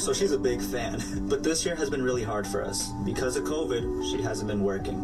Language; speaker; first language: English; early bilingual, other home language; Spanish